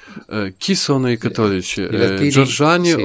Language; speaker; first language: Italian; non-native, learner; Ukrainian